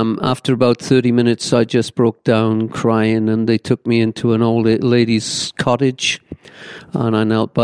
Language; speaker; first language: English; native; English